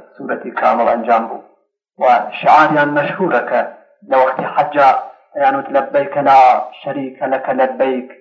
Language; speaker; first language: Central Kurdish; non-native, local second language; Gurani